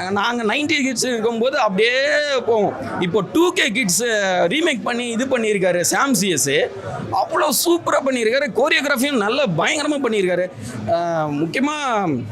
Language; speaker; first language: Tamil; native; Tamil